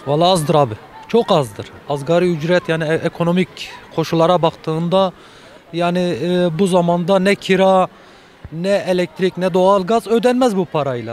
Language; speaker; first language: Turkish; native; Turkish